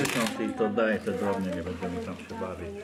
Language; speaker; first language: Polish; non-native, fluent; Arabic